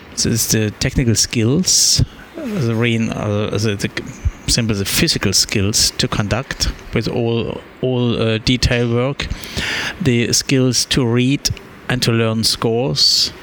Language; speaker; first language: English; non-native, fluent; German